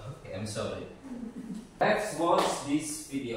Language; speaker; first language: English; non-native, fluent; Indonesian